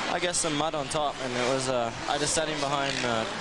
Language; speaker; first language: English; native; English